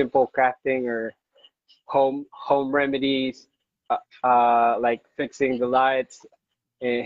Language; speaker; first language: English; non-native, local second language; Hiligaynon